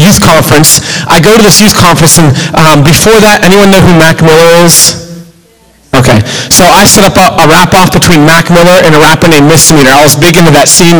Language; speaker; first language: English; native; English